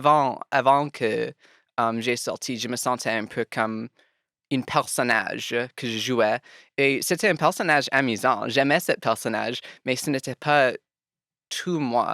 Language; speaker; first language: French; non-native, local second language; English